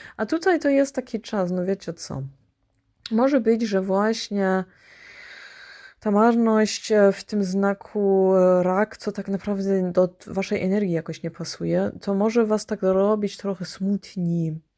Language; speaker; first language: Polish; early bilingual, heritage; Polish